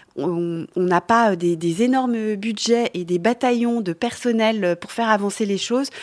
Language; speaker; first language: French; native; French